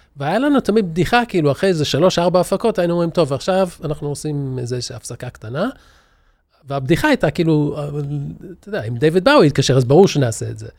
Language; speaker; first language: Hebrew; early bilingual, other home language; English